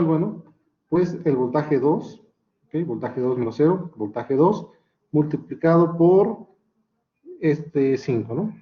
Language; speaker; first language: Spanish; native; Spanish